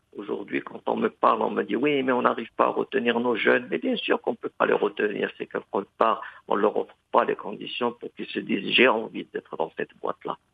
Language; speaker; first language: French; non-native, local second language; Arabic